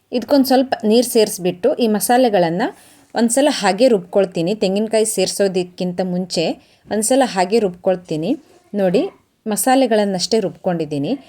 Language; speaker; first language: Kannada; native; Kannada